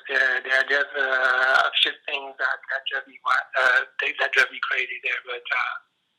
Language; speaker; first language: English; non-native, fluent; French